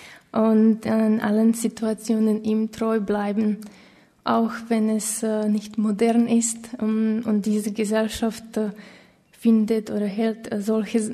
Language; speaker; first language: German; non-native, fluent; Slovak